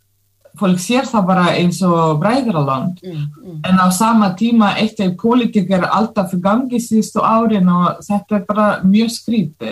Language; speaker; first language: Icelandic; non-native, fluent; Russian